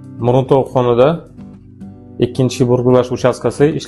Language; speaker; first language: Uzbek; non-native, local second language; Russian